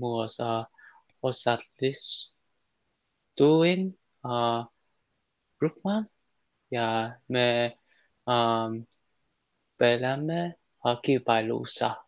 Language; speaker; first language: Finnish; non-native, learner; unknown